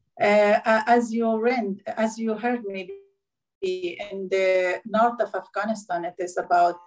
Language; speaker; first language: English; non-native, learner; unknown